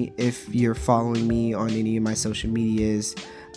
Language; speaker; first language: English; native; English